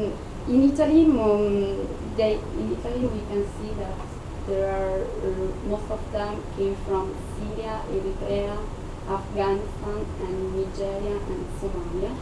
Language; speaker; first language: English; non-native, fluent; Italian